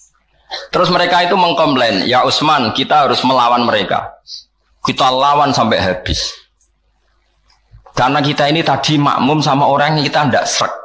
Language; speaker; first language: Indonesian; non-native, local second language; Javanese